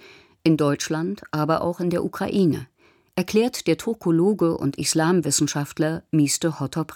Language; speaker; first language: German; native; German